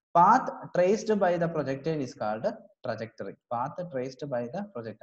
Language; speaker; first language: English; non-native, local second language; Malayalam